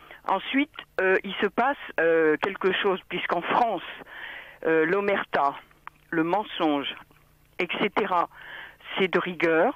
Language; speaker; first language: French; native; French